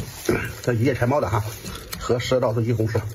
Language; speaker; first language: Chinese; native; Chinese